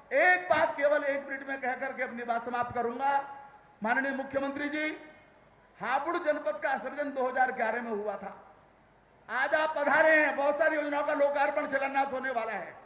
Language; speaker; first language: Hindi; native; Hindi